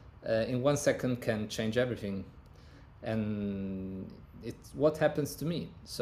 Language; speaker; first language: English; non-native, learner; Italian